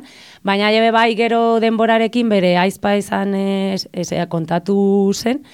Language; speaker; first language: Basque; non-native, local second language; Spanish